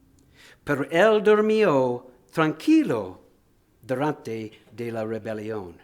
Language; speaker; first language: Spanish; non-native, fluent; English